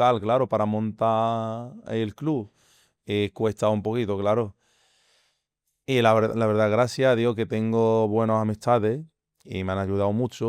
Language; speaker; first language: Spanish; non-native, fluent; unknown